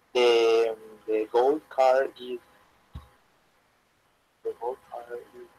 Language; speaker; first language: English; non-native, learner; Spanish